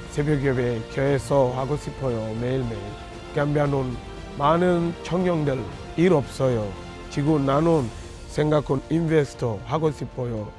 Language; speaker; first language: Korean; non-native, learner; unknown